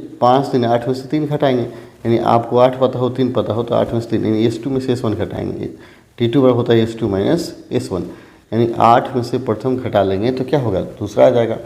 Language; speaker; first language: Hindi; native; Hindi